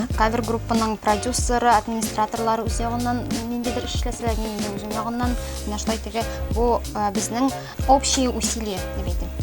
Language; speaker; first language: Tatar; native; Tatar